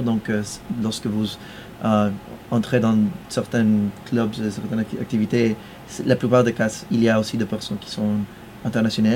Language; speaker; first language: French; non-native, fluent; Spanish